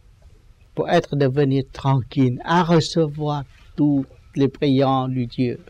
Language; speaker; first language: French; non-native, learner; Vietnamese